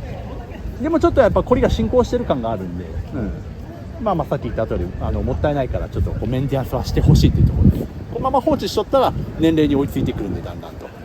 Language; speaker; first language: Japanese; native; Japanese